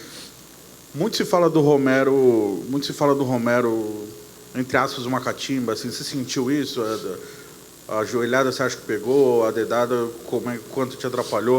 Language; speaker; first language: Portuguese; native; Portuguese